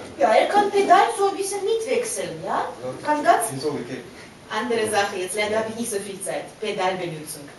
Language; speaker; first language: German; non-native, fluent; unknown